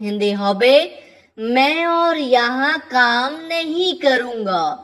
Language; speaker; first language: Hindi; non-native, fluent; Bangla